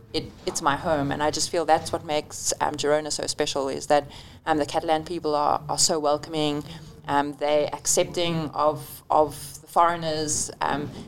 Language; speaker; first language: English; native; English